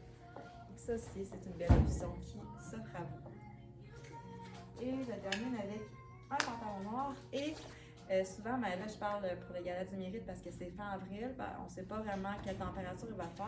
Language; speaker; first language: French; native; French